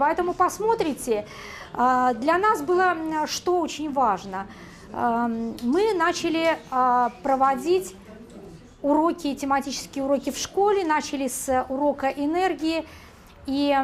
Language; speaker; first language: Russian; native; Russian